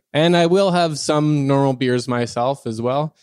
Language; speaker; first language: English; non-native, fluent; French